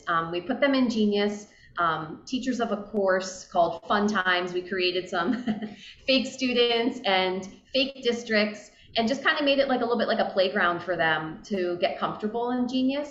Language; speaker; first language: English; native; English